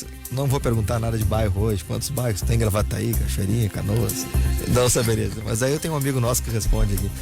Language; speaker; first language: Portuguese; native; Portuguese